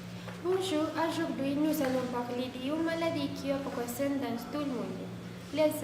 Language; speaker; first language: French; non-native, learner; Spanish